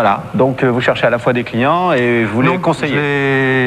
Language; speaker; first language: French; native; French